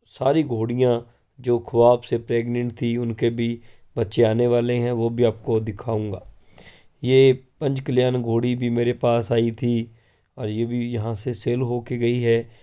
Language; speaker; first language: Hindi; non-native, local second language; Punjabi